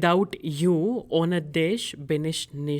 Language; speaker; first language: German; non-native, fluent; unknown